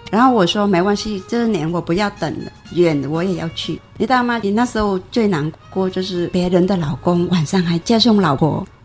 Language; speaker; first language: Chinese; non-native, fluent; Vietnamese